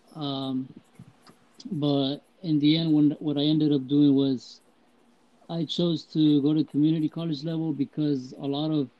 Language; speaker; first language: English; early bilingual, heritage; Spanish